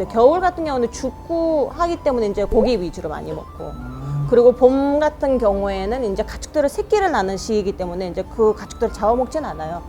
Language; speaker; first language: Korean; non-native, fluent; Mongolian